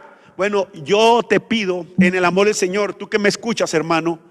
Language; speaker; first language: Spanish; native; Spanish